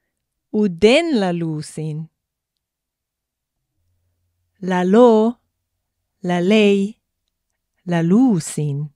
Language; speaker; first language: Greek; non-native, fluent; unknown